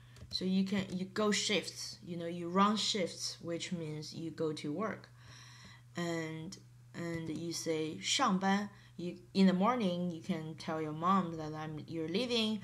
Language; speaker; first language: English; non-native, fluent; Chinese